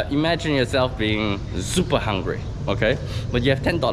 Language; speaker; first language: English; non-native, fluent; German